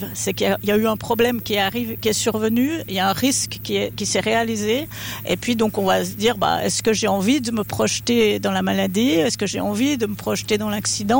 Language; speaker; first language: French; native; French